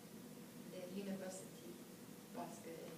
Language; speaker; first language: French; non-native, learner; English